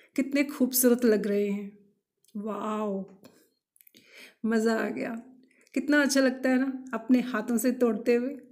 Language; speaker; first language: Hindi; non-native, local second language; Kannada